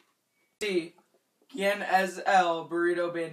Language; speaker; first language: Spanish; non-native, learner; English